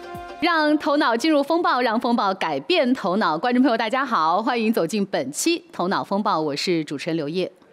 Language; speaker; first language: Chinese; native; Chinese